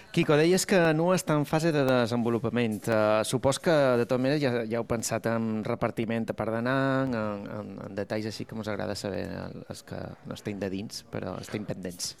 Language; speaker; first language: Catalan; native; Catalan